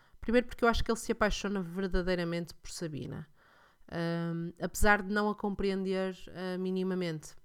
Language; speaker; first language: Portuguese; native; Portuguese